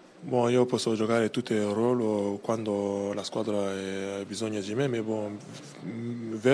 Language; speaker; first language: Italian; non-native, learner; French